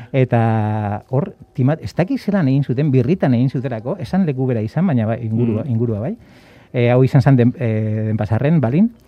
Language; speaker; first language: Basque; native; Basque